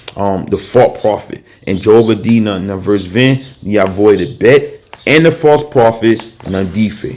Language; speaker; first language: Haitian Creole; early bilingual, heritage; Haitian Creole